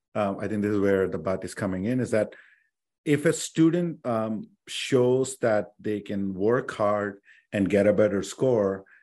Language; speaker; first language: English; non-native, local second language; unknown